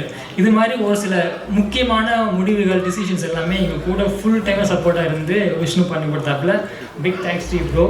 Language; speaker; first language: Tamil; native; Tamil